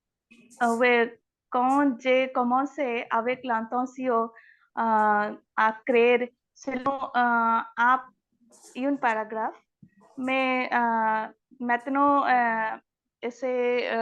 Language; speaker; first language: French; non-native, learner; Bangla